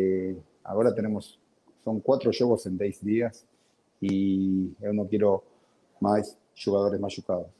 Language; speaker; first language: Portuguese; non-native, fluent; Spanish